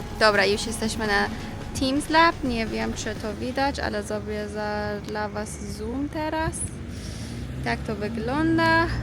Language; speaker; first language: Polish; non-native, learner; Persian